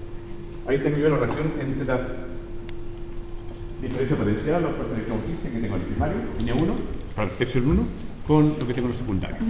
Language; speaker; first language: Spanish; native; Spanish